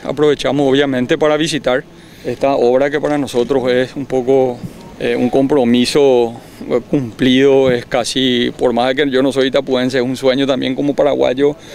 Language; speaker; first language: Spanish; native; Spanish